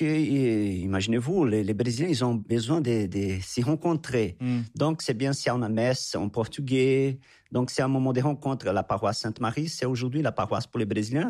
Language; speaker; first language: French; non-native, fluent; Portuguese